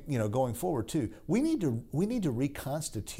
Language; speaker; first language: English; native; English